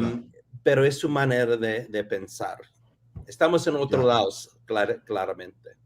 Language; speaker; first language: Spanish; non-native, fluent; English